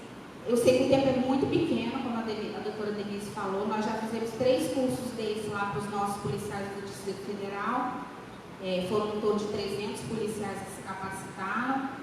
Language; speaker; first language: Portuguese; native; Portuguese